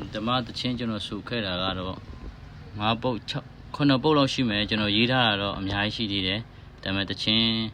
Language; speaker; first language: Burmese; non-native, local second language; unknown